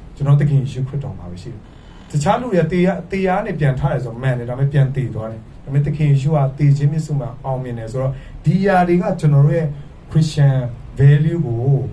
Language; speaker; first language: Burmese; non-native, local second language; Tedim Chin